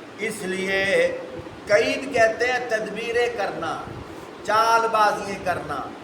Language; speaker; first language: Urdu; non-native, local second language; Punjabi